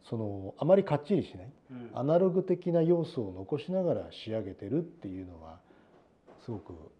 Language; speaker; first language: Japanese; native; Japanese